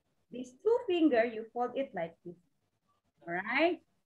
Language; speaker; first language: English; non-native, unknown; Indonesian